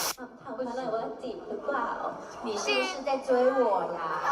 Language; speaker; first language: Chinese; non-native, learner; Thai